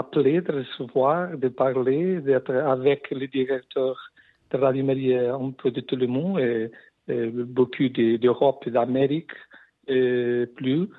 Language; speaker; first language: French; non-native, learner; Portuguese